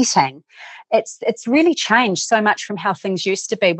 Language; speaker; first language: English; native; English